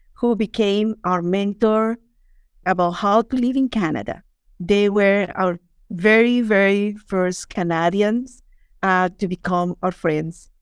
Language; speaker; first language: English; non-native, fluent; Spanish